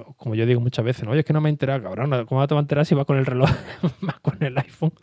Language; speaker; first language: Spanish; native; Spanish